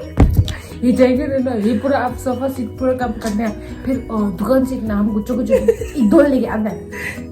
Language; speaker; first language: Hindi; non-native, local second language; Tibetan